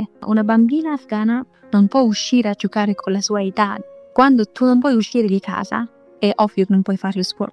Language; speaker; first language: Italian; non-native, fluent; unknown